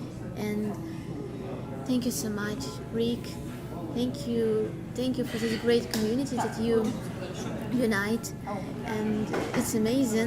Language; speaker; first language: English; non-native, learner; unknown